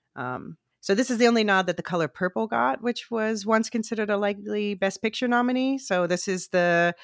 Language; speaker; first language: English; native; English